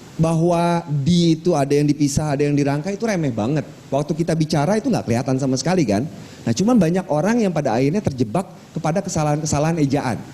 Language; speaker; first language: Indonesian; non-native, local second language; Minangkabau